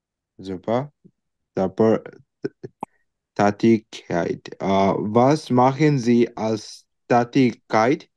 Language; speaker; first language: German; non-native, learner; Bangla